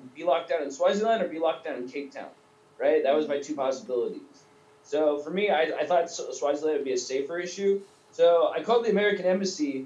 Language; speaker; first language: English; native; English